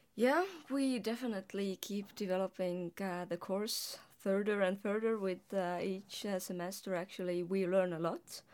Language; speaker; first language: English; non-native, fluent; Estonian